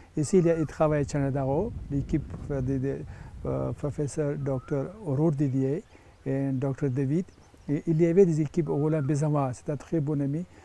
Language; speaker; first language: French; non-native, fluent; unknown